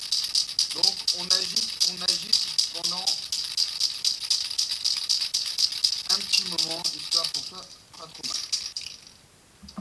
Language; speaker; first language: French; native; French